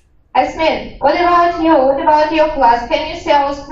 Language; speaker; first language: English; non-native, fluent; Russian